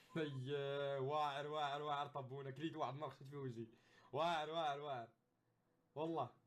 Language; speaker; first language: Arabic; native; Arabic